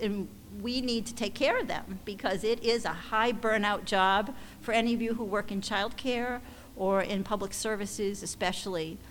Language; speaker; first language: English; native; English